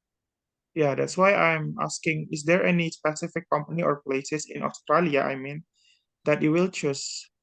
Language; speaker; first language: English; non-native, local second language; Indonesian